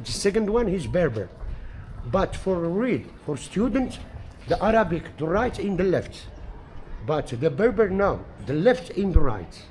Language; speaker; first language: English; non-native, learner; Arabic